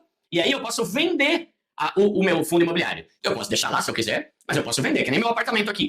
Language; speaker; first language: Portuguese; native; Portuguese